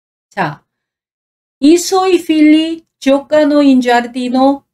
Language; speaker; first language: Italian; non-native, fluent; Korean